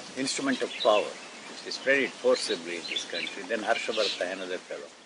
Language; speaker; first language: English; non-native, local second language; Telugu